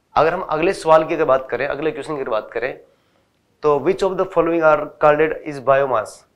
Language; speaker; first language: Hindi; native; Hindi